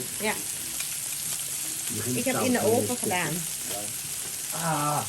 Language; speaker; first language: Dutch; non-native, learner; Thai